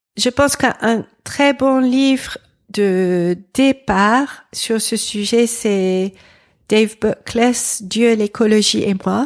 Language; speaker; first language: French; non-native, fluent; English